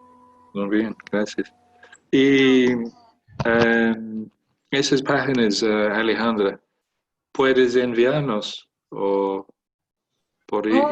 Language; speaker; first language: Spanish; non-native, learner; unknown